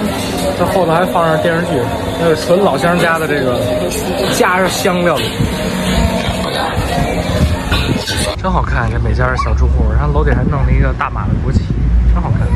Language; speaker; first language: Chinese; native; Chinese